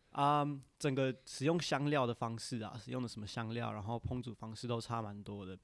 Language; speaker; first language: Chinese; early bilingual, other home language; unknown